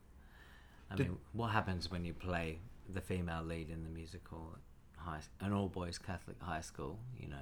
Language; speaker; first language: English; native; English